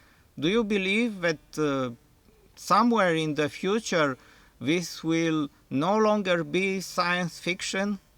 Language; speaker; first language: English; non-native, fluent; Romanian